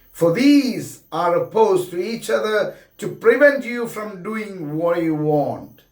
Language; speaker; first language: English; non-native, local second language; Malayalam